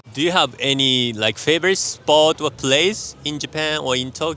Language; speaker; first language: English; non-native, fluent; Japanese